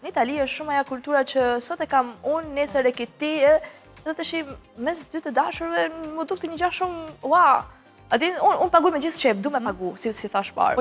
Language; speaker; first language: Albanian; early bilingual, heritage; Albanian